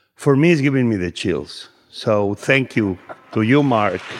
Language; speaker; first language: English; non-native, fluent; Spanish